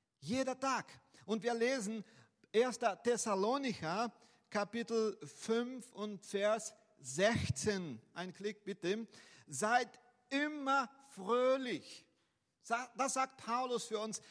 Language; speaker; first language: German; non-native, fluent; Portuguese